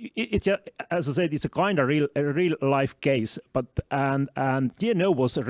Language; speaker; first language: English; non-native, fluent; Estonian